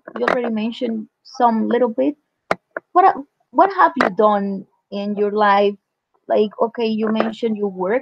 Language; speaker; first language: English; non-native, fluent; Spanish